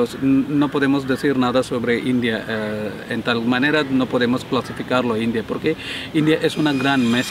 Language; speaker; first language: Spanish; non-native, learner; Malayalam